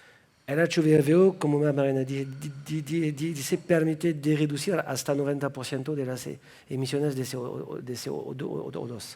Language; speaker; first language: Spanish; non-native, fluent; French